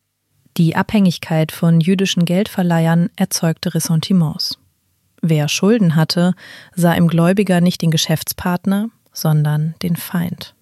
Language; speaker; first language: German; native; German